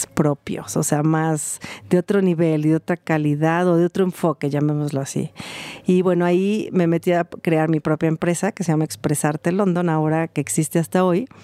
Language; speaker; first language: Spanish; native; Spanish